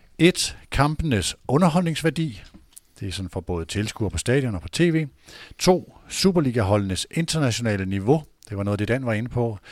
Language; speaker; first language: Danish; native; Danish